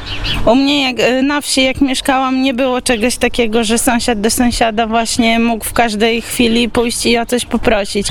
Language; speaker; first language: Polish; non-native, local second language; Ukrainian